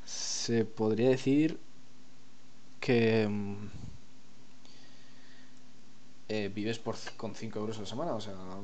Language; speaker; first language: Spanish; native; Spanish